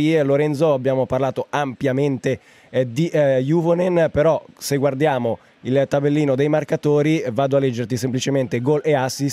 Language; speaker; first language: Italian; native; Italian